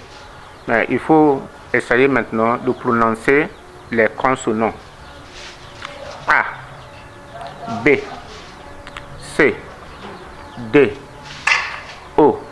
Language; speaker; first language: French; non-native, learner; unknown